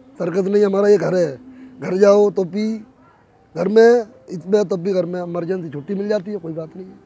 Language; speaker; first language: Hindi; native; Hindi